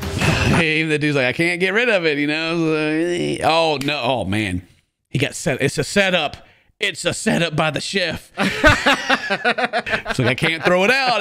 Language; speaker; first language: English; native; English